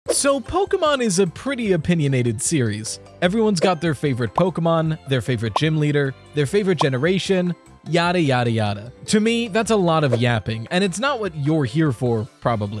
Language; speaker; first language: English; native; English